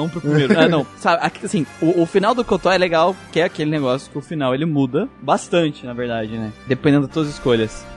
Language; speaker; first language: Portuguese; native; Portuguese